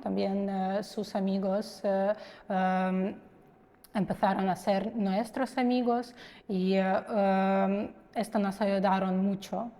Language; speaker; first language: Spanish; non-native, fluent; Russian